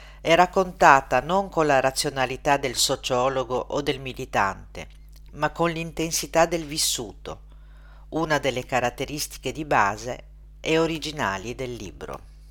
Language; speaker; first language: Italian; native; Italian